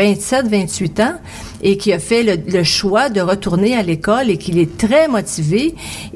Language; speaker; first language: French; native; French